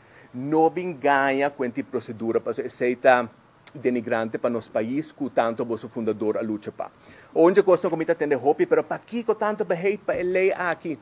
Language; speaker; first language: Spanish; non-native, learner; Papiamento